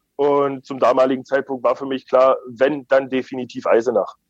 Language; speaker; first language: German; native; German